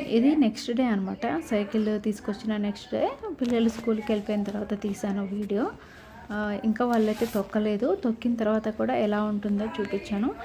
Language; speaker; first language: Telugu; native; Telugu